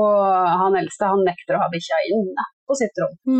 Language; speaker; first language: Norwegian; native; Norwegian